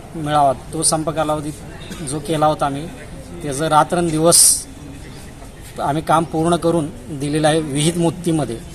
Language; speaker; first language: Marathi; native; Marathi